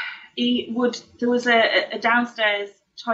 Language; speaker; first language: English; native; English